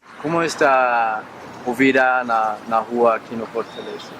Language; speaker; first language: Portuguese; non-native, learner; Danish